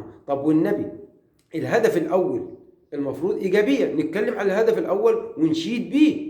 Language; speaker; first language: Arabic; native; Arabic